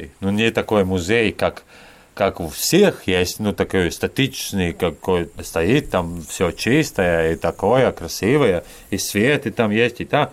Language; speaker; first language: Russian; non-native, learner; Latvian